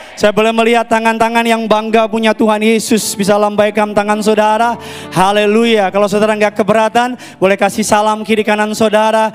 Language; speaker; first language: Indonesian; native; Indonesian